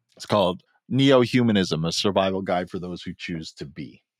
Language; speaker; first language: English; early bilingual, other home language; Filipino